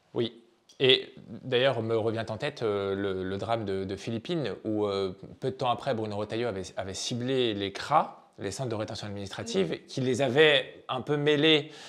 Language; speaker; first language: French; native; French